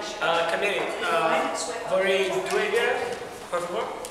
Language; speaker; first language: Italian; non-native, learner; English